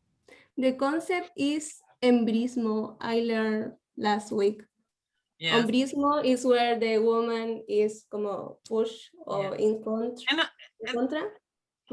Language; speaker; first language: English; non-native, learner; Spanish